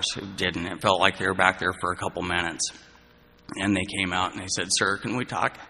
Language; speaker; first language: English; native; English